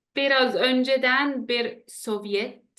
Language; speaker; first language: Turkish; non-native, learner; German